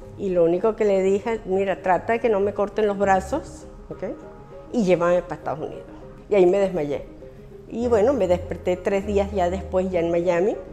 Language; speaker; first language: Spanish; early bilingual, other home language; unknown